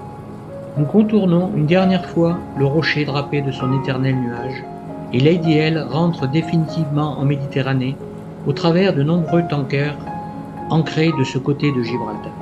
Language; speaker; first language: French; native; French